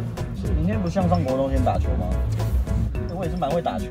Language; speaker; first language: Chinese; native; Chinese